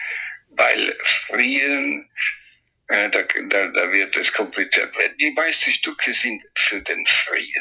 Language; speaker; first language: German; non-native, fluent; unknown